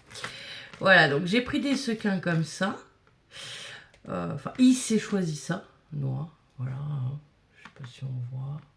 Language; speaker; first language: French; native; French